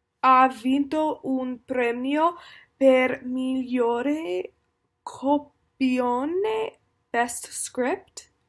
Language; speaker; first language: Italian; non-native, learner; English